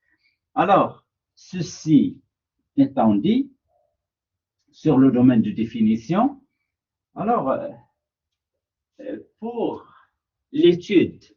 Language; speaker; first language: French; non-native, local second language; Arabic